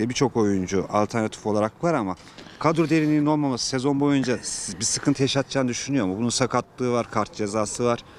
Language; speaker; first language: Turkish; native; Turkish